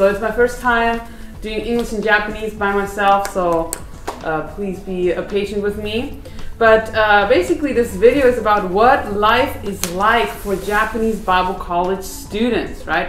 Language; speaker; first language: English; native; English